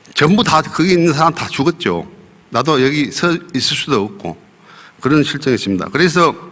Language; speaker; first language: Korean; native; Korean